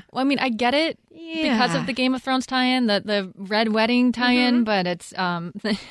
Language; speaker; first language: English; native; English